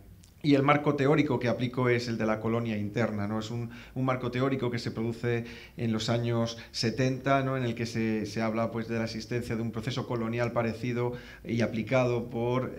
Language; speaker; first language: Spanish; native; Spanish